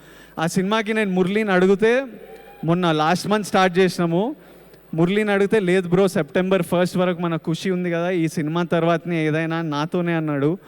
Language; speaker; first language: Telugu; native; Telugu